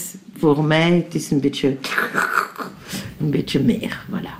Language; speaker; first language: Dutch; non-native, local second language; French